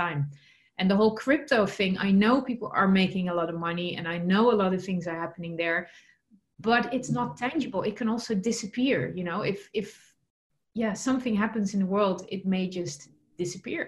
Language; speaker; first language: English; non-native, fluent; Dutch